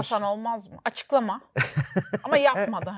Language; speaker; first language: Turkish; native; Turkish